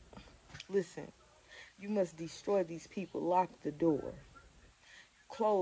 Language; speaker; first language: English; native; English